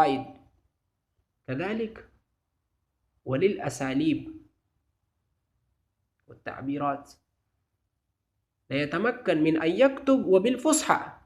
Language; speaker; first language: Arabic; non-native, fluent; Urdu